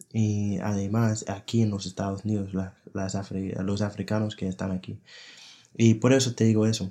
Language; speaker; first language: Spanish; non-native, fluent; English